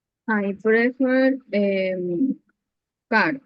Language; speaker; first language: English; non-native, learner; Spanish